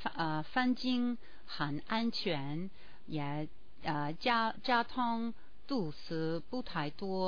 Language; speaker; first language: Chinese; non-native, learner; English